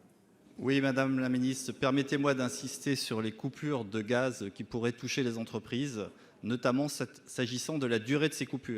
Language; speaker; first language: French; native; French